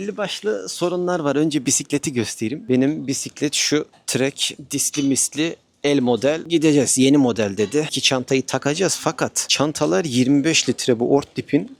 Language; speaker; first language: Turkish; native; Turkish